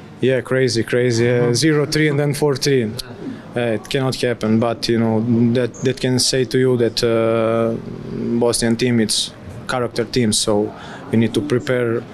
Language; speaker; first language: English; non-native, fluent; Polish